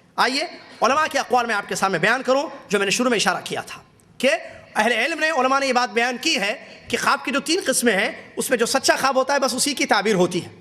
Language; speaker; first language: Urdu; native; Urdu